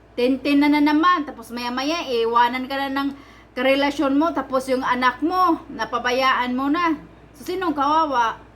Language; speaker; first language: Filipino; non-native, local second language; Cebuano